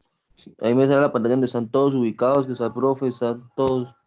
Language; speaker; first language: Spanish; native; Spanish